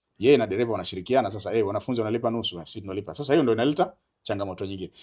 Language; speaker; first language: Swahili; native; Swahili